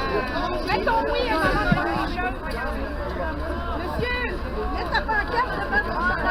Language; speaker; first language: French; native; French